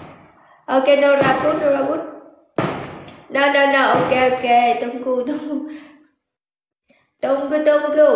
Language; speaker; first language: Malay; non-native, learner; Vietnamese